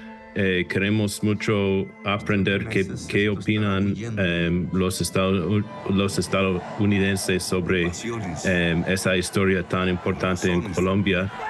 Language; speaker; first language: Spanish; non-native, fluent; English